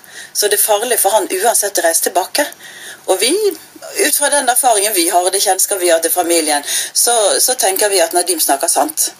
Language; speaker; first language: Norwegian; native; Norwegian